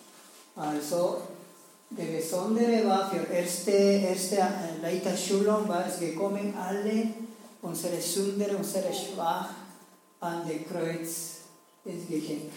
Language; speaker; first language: German; non-native, learner; Spanish